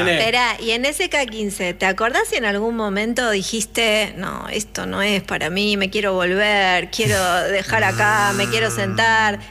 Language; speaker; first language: Spanish; native; Spanish